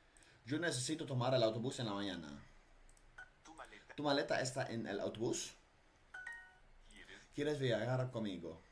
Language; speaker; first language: Spanish; non-native, learner; Dutch